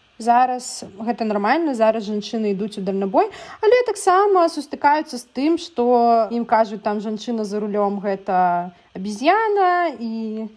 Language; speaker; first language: Belarusian; non-native, local second language; Russian